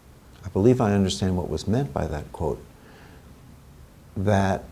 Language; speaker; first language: English; native; English